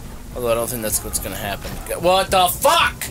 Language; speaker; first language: English; native; English